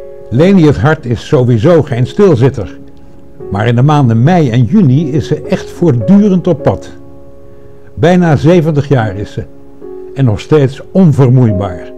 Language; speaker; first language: Dutch; native; Dutch